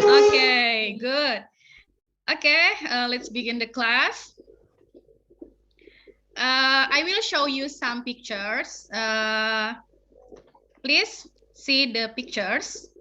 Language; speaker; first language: English; non-native, fluent; Indonesian